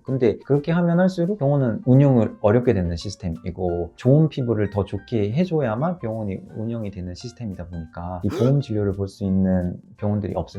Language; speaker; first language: Korean; native; Korean